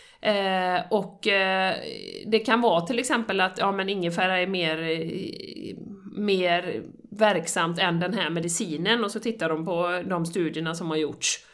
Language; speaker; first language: Swedish; native; Swedish